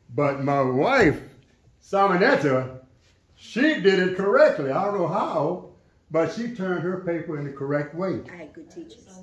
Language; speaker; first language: English; native; English